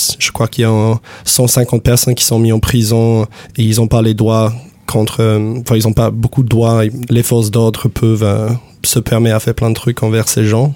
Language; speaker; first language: French; non-native, fluent; English